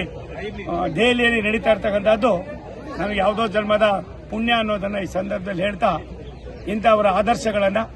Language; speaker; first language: Kannada; native; Kannada